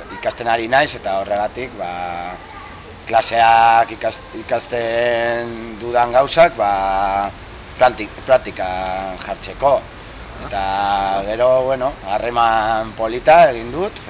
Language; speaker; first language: Basque; non-native, local second language; Spanish